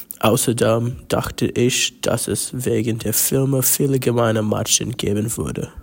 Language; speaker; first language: German; non-native, learner; Chinese